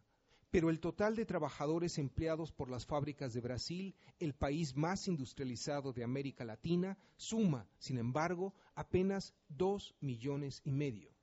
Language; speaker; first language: Spanish; native; Spanish